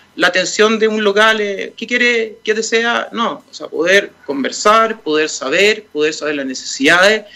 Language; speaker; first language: Spanish; native; Spanish